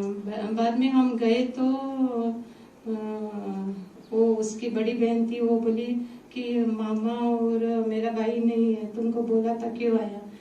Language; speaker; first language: Hindi; non-native, local second language; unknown